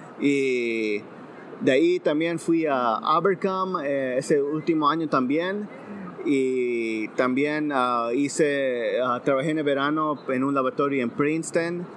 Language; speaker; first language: Spanish; early bilingual, heritage; Spanish